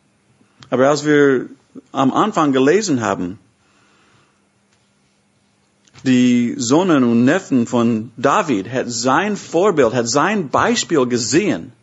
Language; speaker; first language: German; non-native, fluent; English